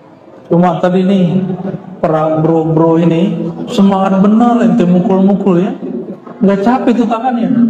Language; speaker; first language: Indonesian; native; Indonesian